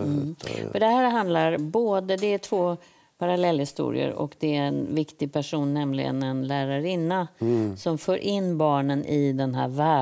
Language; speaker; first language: Swedish; native; Swedish